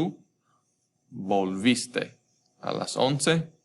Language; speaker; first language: Spanish; non-native, fluent; English